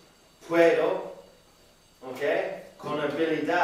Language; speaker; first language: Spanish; non-native, learner; English